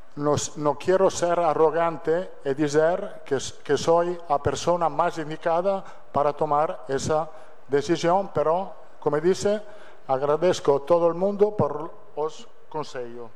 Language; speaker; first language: Portuguese; non-native, fluent; Italian